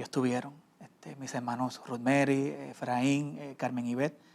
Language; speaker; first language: Spanish; native; Spanish